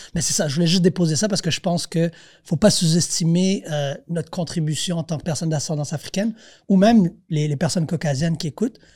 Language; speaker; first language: French; native; French